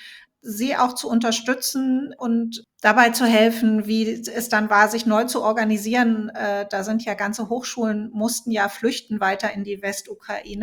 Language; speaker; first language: German; native; German